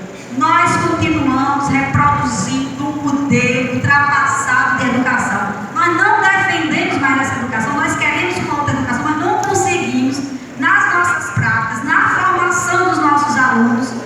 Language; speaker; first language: Portuguese; native; Portuguese